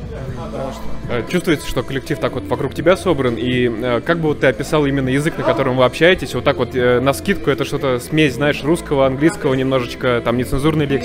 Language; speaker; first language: Russian; native; Russian